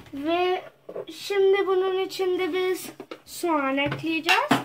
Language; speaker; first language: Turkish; non-native, learner; Urdu